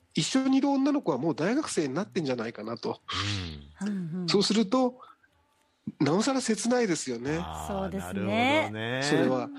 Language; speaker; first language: Japanese; native; Japanese